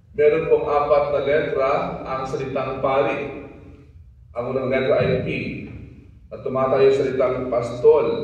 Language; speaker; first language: Filipino; non-native, local second language; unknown